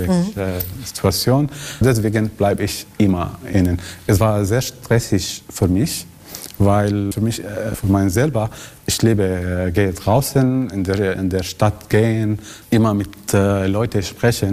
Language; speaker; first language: German; non-native, learner; Arabic